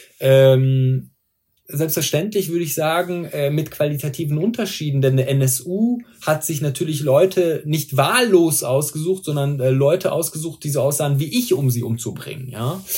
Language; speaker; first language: German; early bilingual, other home language; Persian